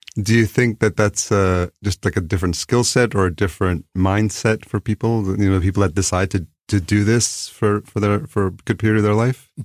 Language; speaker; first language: English; early bilingual, other home language; Spanish